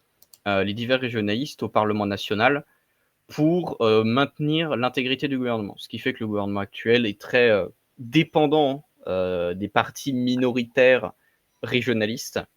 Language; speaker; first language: French; native; French